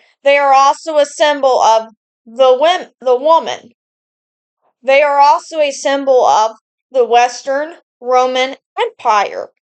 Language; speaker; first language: English; native; English